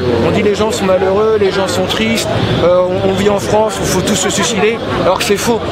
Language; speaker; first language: French; native; French